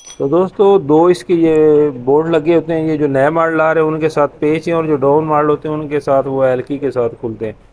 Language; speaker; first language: Urdu; non-native, local second language; Punjabi